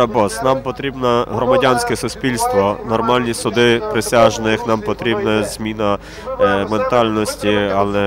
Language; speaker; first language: Ukrainian; native; Ukrainian